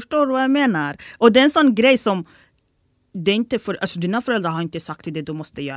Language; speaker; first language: Swedish; early bilingual, other home language; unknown